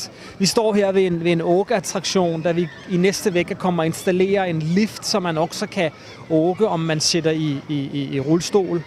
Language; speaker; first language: Swedish; native; Swedish